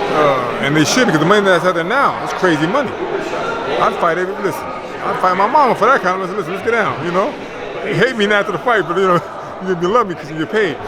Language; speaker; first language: English; native; English